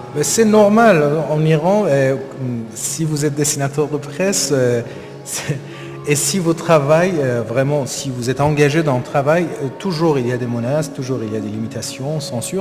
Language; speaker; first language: French; non-native, learner; Persian